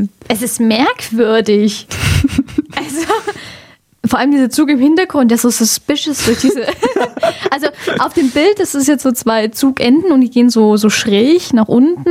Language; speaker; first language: German; native; German